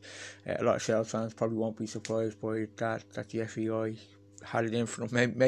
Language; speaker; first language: English; native; English